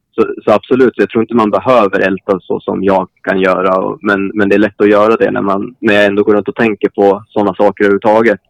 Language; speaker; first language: Swedish; native; Swedish